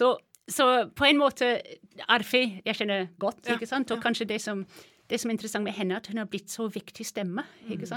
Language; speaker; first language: Norwegian; non-native, fluent; English